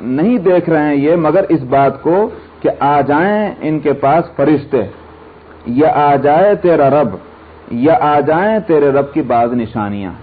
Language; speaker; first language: Urdu; native; Urdu